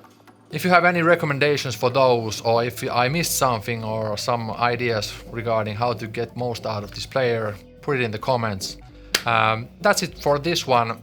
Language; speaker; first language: English; non-native, fluent; Finnish